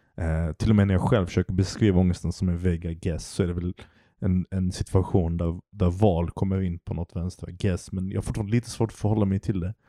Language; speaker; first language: Swedish; early bilingual, other home language; Turkish